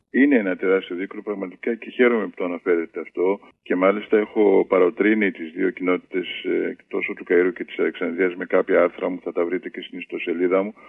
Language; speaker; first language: Greek; early bilingual, heritage; Greek